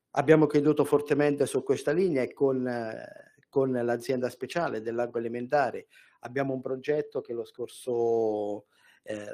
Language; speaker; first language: Italian; native; Italian